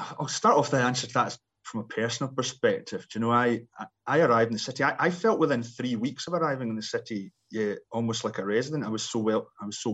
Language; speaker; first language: English; native; English